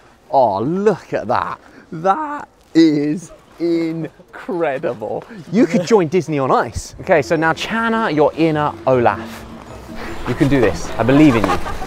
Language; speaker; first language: English; native; English